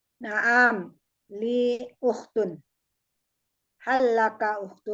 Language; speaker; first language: Arabic; non-native, learner; Indonesian